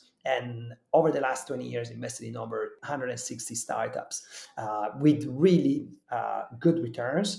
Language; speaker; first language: English; non-native, fluent; Italian